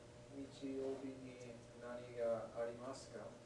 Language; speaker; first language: Japanese; non-native, learner; English